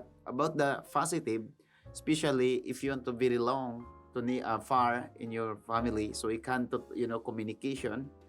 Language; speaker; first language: English; non-native, learner; Filipino